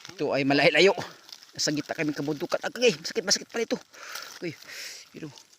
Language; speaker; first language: Filipino; native; Filipino